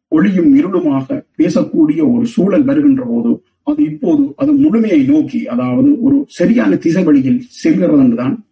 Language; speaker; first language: Tamil; native; Tamil